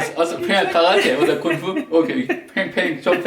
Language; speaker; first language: German; non-native, local second language; Turkish